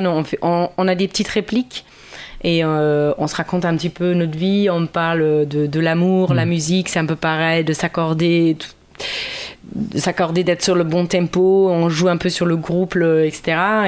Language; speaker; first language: French; non-native, fluent; German